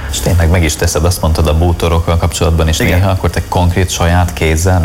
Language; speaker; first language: Hungarian; native; Hungarian